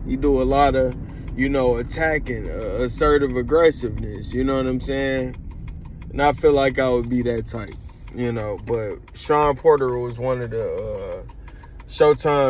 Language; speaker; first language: English; native; English